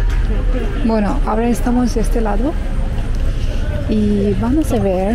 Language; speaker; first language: Spanish; non-native, learner; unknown